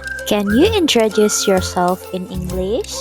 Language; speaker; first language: English; non-native, fluent; Indonesian